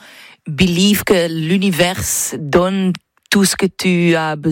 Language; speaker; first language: French; non-native, fluent; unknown